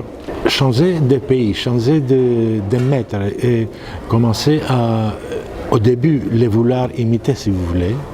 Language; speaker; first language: French; non-native, fluent; Greek